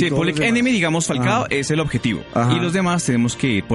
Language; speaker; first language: Spanish; native; Spanish